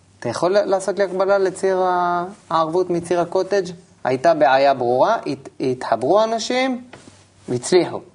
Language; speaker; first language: Hebrew; native; Hebrew